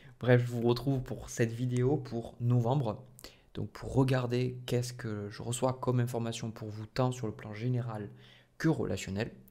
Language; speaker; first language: French; native; French